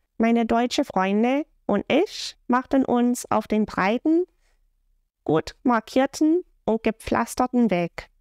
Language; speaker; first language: German; non-native, fluent; English